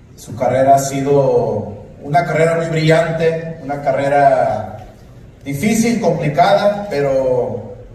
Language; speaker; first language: Spanish; early bilingual, heritage; Spanish